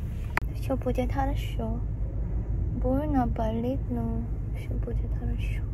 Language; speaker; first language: Russian; non-native, fluent; Korean